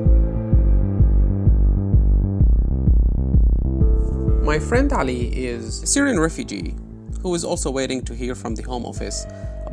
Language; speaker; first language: English; non-native, fluent; Arabic